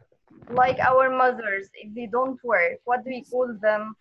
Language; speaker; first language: English; non-native, fluent; Arabic